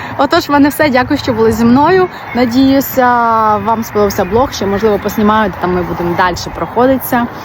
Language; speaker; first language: Ukrainian; non-native, local second language; Russian